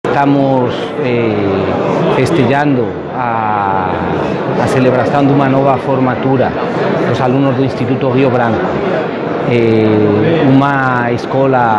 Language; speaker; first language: Spanish; non-native, fluent; Portuguese